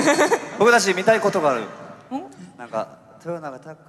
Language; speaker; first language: Japanese; non-native, learner; Korean